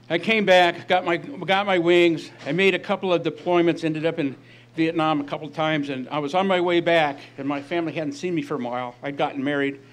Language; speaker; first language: English; native; English